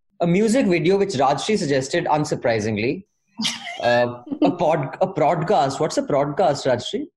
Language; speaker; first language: English; non-native, local second language; Hindi